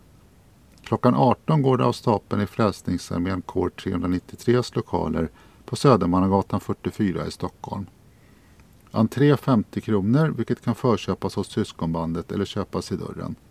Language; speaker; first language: Swedish; native; Swedish